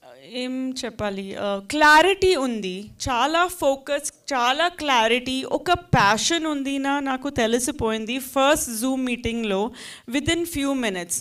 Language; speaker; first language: Telugu; non-native, fluent; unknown